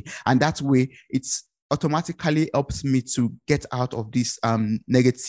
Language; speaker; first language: English; non-native, local second language; Yoruba